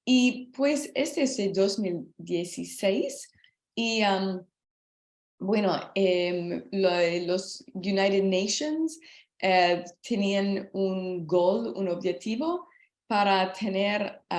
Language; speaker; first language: Spanish; non-native, learner; English